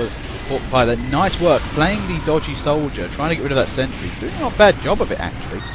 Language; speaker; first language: English; native; English